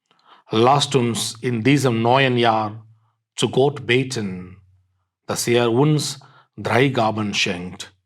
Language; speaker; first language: German; non-native, fluent; Tamil